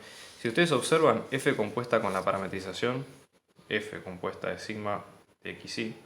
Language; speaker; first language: Spanish; native; Spanish